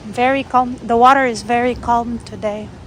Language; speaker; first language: English; non-native, local second language; Filipino